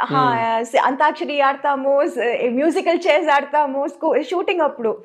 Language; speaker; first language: Telugu; non-native, local second language; Tamil